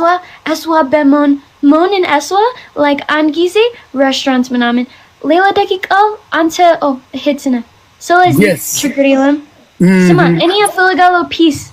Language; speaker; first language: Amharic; early bilingual, heritage; English